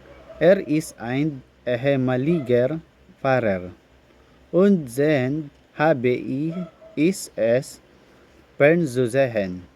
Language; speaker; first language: German; non-native, learner; Filipino